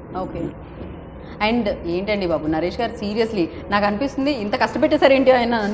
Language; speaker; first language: Telugu; native; Telugu